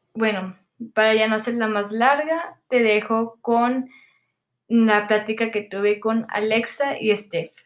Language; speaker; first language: Spanish; native; Spanish